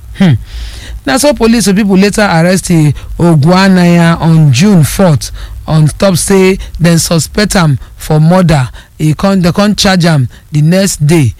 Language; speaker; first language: Nigerian Pidgin; non-native, local second language; Yoruba